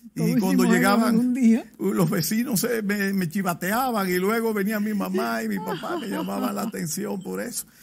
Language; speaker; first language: Spanish; native; Spanish